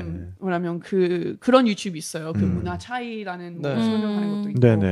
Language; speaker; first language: Korean; non-native, learner; English